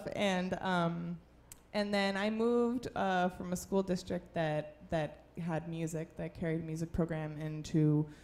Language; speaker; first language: English; native; English